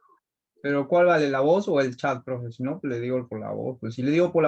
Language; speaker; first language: Spanish; native; Spanish